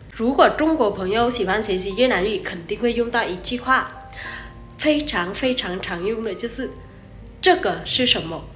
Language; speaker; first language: Chinese; non-native, fluent; Vietnamese